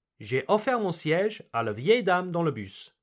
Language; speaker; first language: French; non-native, fluent; English